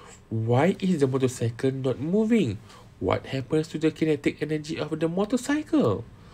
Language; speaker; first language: English; non-native, local second language; Malay